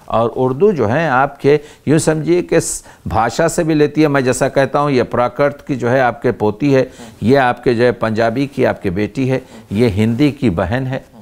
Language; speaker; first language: Hindi; native; Hindi